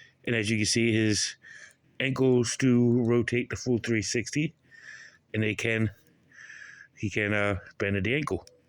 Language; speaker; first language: English; native; English